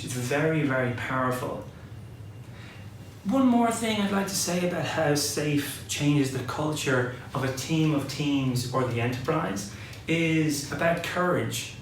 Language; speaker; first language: English; native; English